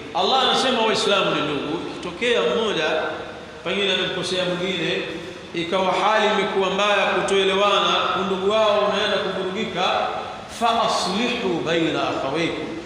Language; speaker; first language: Swahili; native; Swahili